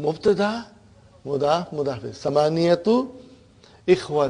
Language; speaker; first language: Arabic; non-native, fluent; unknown